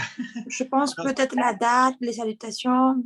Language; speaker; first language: French; non-native, fluent; Spanish